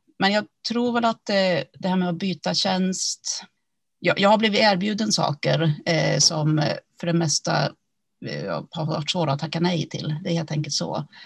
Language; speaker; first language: Swedish; early bilingual, other home language; Finnish